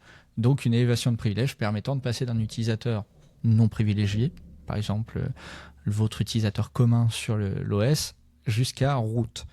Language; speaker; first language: French; native; French